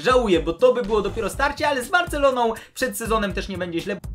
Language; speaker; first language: Polish; native; Polish